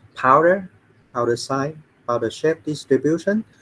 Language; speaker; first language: English; non-native, fluent; Vietnamese